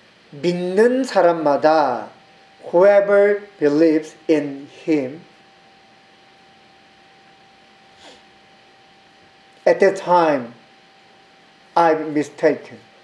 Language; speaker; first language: English; non-native, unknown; Korean